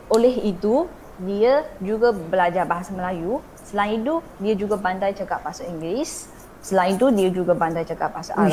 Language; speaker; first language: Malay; non-native, fluent; Chinese